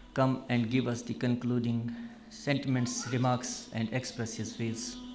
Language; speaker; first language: English; non-native, local second language; Urdu